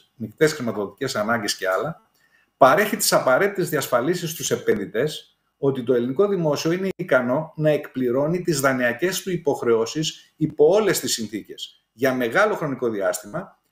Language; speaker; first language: Greek; native; Greek